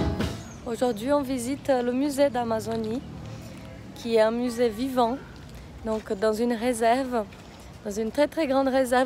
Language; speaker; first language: French; non-native, fluent; Portuguese